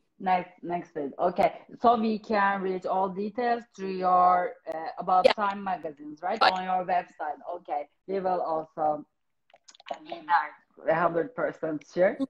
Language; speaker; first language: English; non-native, fluent; Turkish